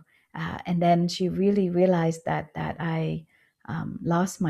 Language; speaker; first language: English; non-native, fluent; Vietnamese